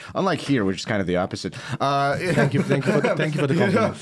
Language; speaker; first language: English; early bilingual, heritage; Arabic